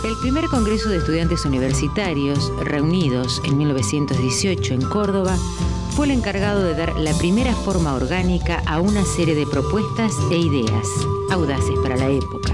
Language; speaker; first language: Spanish; native; Spanish